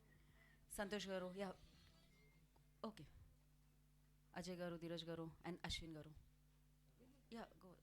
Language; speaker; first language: Telugu; native; Telugu